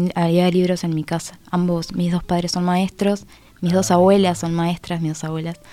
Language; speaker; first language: Spanish; native; Spanish